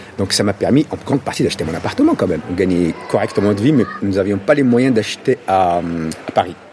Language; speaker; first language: French; non-native, local second language; Arabic